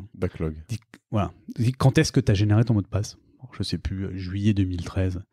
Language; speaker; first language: French; native; French